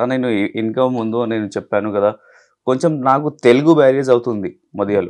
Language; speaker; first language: Telugu; non-native, local second language; Hindi